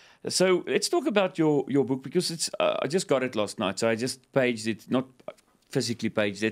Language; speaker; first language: English; non-native, local second language; Afrikaans